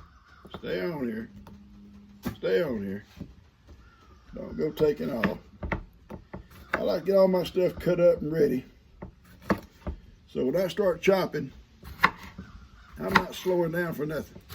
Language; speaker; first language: English; native; English